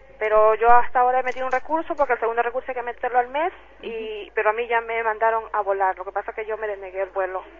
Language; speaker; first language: Spanish; native; Spanish